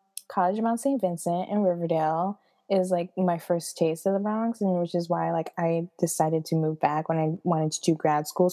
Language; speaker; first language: English; non-native, fluent; Haitian Creole